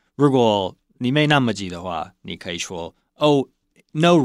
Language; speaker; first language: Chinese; non-native, fluent; English